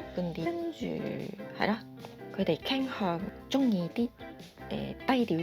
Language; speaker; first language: Cantonese; non-native, fluent; Japanese